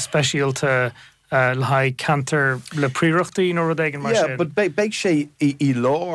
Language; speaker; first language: Irish; native; Irish